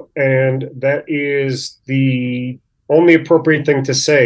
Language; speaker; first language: English; native; English